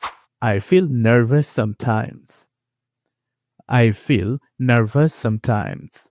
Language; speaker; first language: English; non-native, fluent; Bangla